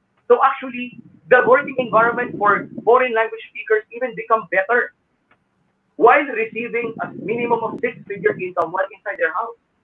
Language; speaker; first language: English; non-native, local second language; Filipino